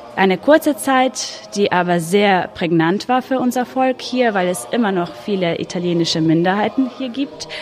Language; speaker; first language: German; non-native, fluent; Croatian